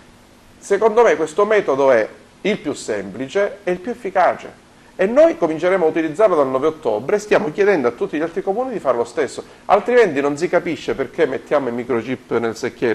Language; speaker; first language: Italian; native; Italian